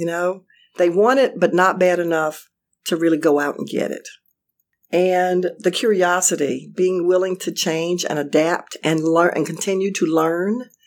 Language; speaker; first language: English; native; English